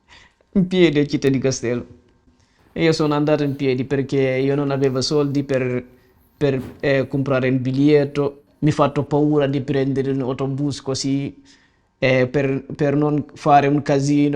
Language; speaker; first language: Italian; non-native, learner; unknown